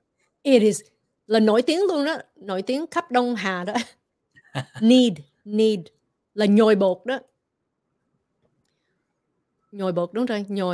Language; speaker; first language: Vietnamese; early bilingual, heritage; Vietnamese